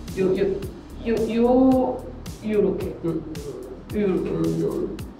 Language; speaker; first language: Korean; native; Korean